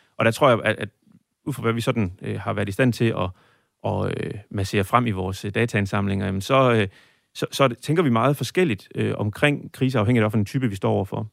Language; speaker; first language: Danish; native; Danish